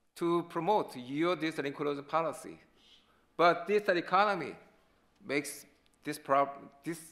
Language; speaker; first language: English; non-native, learner; Korean